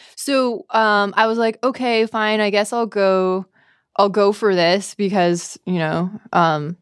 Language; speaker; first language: English; native; English